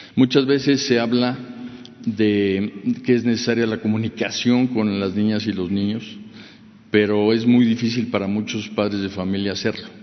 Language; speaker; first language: Spanish; native; Spanish